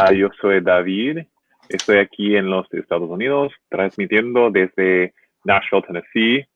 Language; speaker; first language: Spanish; non-native, learner; English